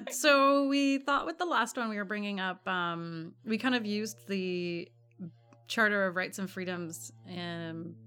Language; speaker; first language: English; native; English